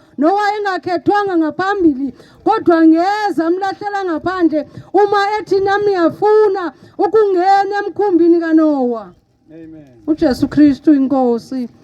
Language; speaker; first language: Zulu; non-native, local second language; Xhosa